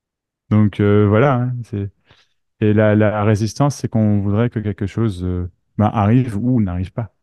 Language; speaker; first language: French; native; French